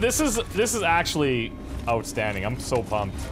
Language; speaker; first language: English; native; English